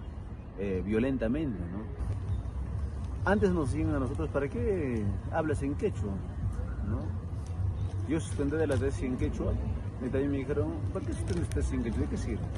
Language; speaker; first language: Spanish; non-native, local second language; Quechua